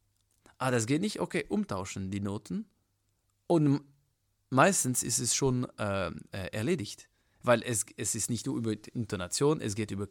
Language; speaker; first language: German; non-native, fluent; French